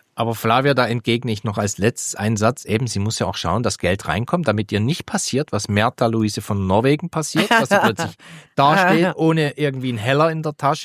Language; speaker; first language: German; native; German